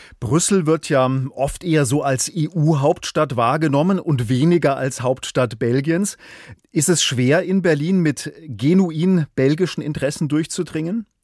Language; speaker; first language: German; native; German